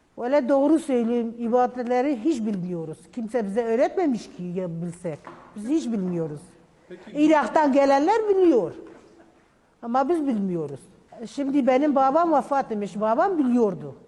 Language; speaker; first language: Turkish; non-native, local second language; Kurdish